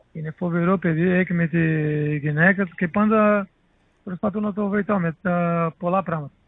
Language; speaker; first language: Greek; non-native, learner; Portuguese